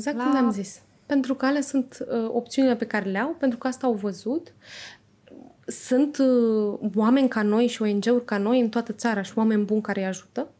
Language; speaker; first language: Romanian; native; Romanian